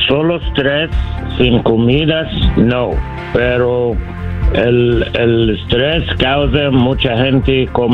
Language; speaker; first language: Spanish; non-native, learner; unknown